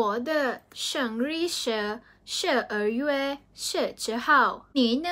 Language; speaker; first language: Chinese; non-native, learner; Malay